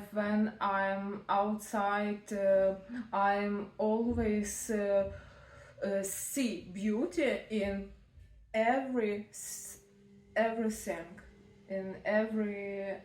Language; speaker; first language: English; non-native, learner; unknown